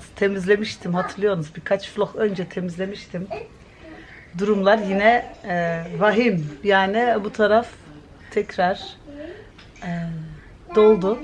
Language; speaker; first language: Turkish; early bilingual, other home language; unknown